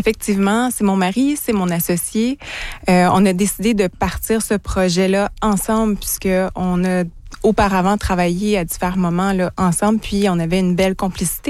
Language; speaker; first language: French; native; French